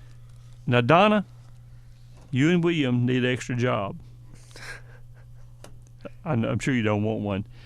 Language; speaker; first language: English; native; English